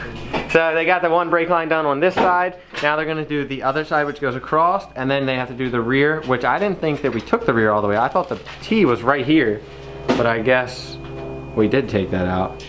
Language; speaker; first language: English; native; English